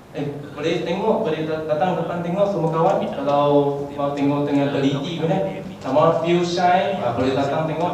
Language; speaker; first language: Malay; non-native, local second language; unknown